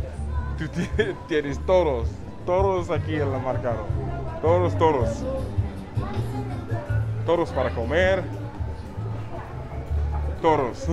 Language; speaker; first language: Spanish; non-native, learner; English